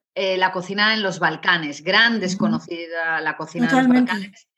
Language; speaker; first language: Spanish; native; Spanish